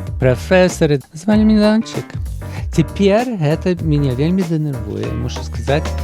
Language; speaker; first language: Belarusian; early bilingual, heritage; Belarusian